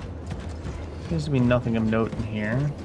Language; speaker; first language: English; native; English